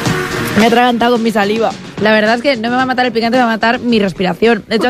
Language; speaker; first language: Spanish; native; Spanish